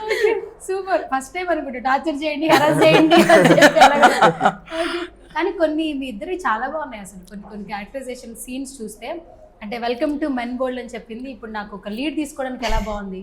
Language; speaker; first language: Telugu; native; Telugu